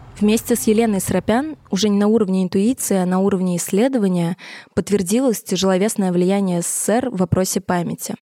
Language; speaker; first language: Russian; native; Russian